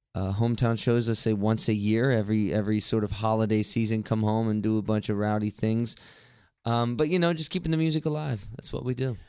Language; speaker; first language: English; native; English